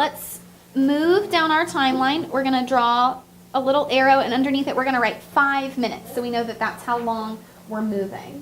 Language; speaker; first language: English; native; English